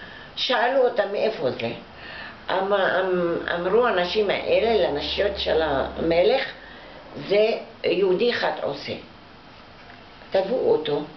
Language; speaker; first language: Hebrew; non-native, fluent; Arabic